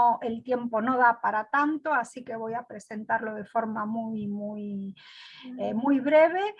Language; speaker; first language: Spanish; non-native, fluent; Greek